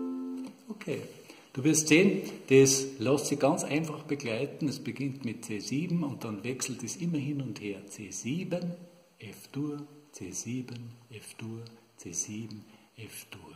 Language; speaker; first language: German; native; German